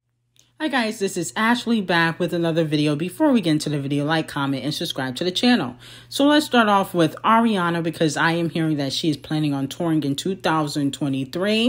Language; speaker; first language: English; native; English